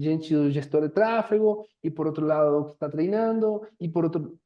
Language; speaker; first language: Portuguese; non-native, fluent; Spanish